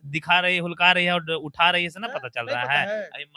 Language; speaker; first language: Hindi; native; Hindi